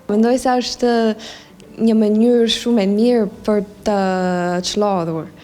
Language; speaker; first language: Albanian; non-native, learner; Chinese